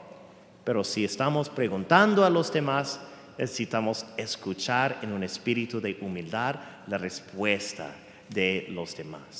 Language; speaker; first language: Spanish; non-native, fluent; English